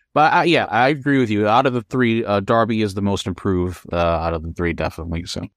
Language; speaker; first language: English; non-native, local second language; Filipino